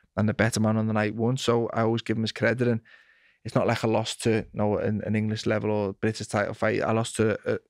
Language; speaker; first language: English; native; English